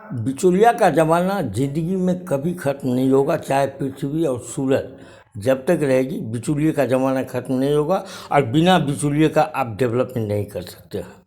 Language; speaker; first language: Hindi; native; Hindi